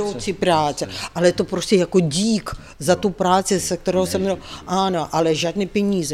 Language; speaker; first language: Czech; non-native, fluent; Ukrainian